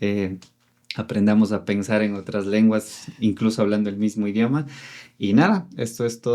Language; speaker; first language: Spanish; native; Spanish